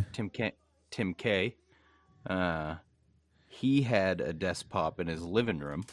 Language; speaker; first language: English; native; English